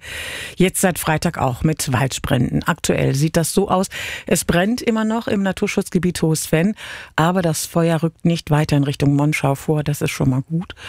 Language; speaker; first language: German; native; German